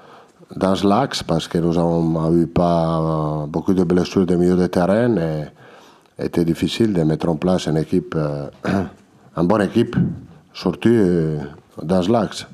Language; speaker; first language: French; non-native, learner; Italian